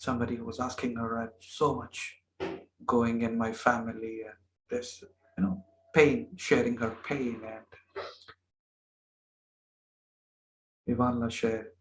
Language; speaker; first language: English; non-native, local second language; Hindi